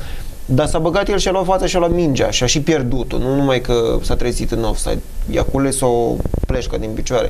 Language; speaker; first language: Romanian; native; Romanian